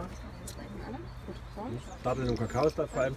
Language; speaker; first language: German; native; German